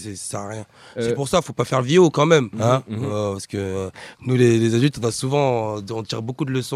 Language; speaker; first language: French; native; French